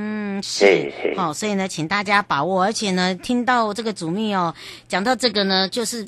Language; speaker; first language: Chinese; native; Chinese